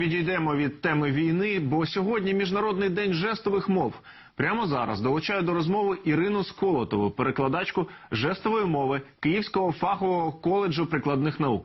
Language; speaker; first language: Ukrainian; native; Ukrainian